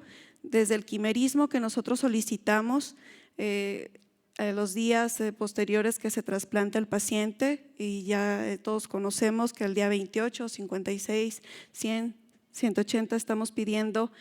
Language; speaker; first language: Spanish; native; Spanish